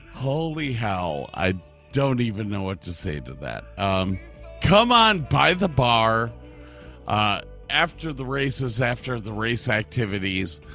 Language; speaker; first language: English; native; English